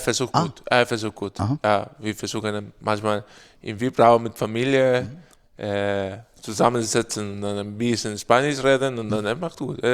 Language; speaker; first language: German; non-native, learner; Spanish